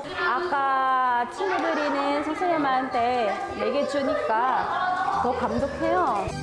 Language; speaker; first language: Korean; non-native, learner; Filipino